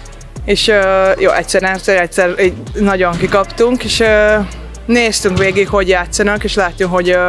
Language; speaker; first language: Hungarian; non-native, fluent; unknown